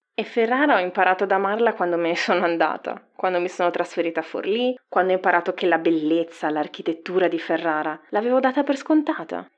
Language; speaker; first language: Italian; native; Italian